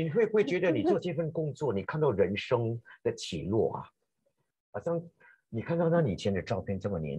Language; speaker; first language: Chinese; native; Chinese